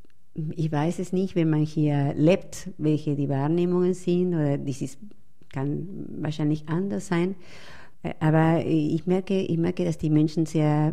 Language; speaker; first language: German; non-native, fluent; Spanish